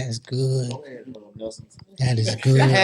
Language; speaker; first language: English; native; English